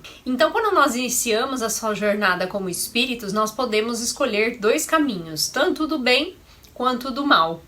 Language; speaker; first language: Portuguese; native; Portuguese